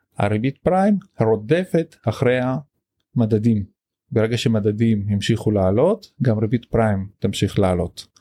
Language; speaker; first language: Hebrew; native; Hebrew